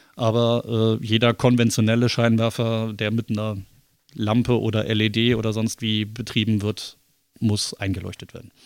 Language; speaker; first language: German; native; German